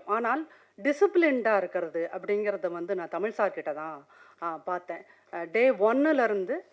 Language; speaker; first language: Tamil; native; Tamil